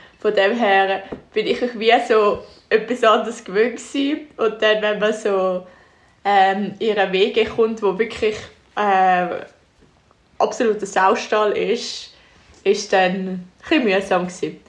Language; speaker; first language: German; native; German